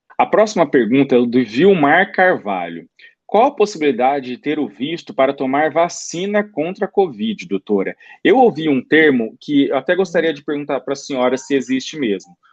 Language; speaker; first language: Portuguese; native; Portuguese